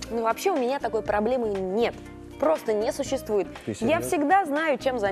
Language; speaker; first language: Russian; native; Russian